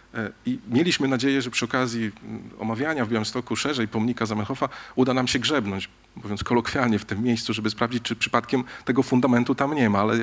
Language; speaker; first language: Polish; native; Polish